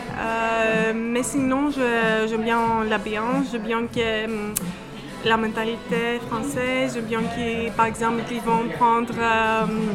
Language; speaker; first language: French; non-native, fluent; Greek